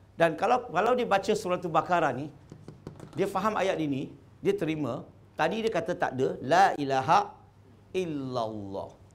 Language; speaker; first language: Malay; non-native, local second language; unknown